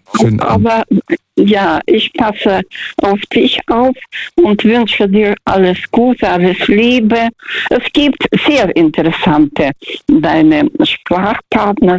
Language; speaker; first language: German; early bilingual, heritage; Russian